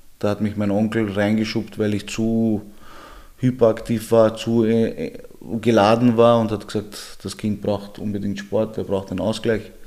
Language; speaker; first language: German; early bilingual, other home language; Georgian